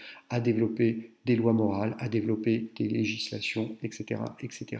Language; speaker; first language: French; native; French